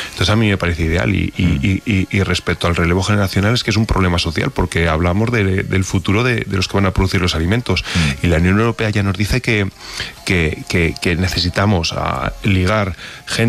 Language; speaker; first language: Spanish; native; Spanish